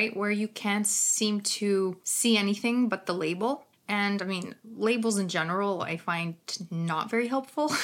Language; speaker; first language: English; non-native, fluent; Ukrainian